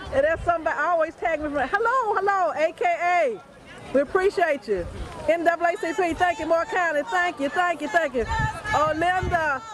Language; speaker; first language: English; native; English